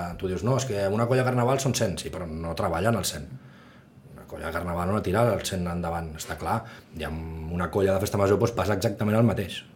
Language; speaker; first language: Catalan; native; Catalan